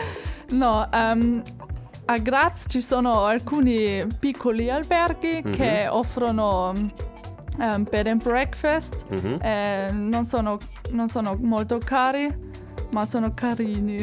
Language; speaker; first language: Italian; non-native, fluent; German